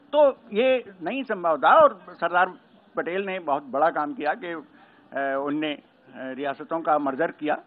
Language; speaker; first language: Hindi; native; Hindi